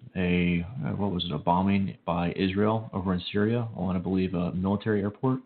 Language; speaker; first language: English; native; English